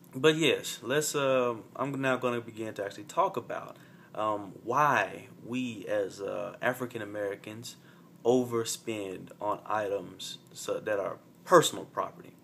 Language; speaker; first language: English; native; English